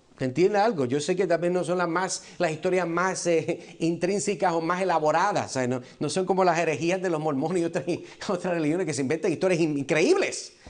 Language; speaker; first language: Spanish; early bilingual, heritage; Spanish